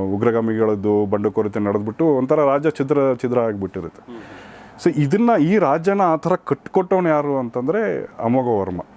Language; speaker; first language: Kannada; native; Kannada